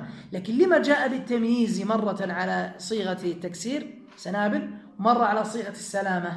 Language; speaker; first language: Arabic; native; Arabic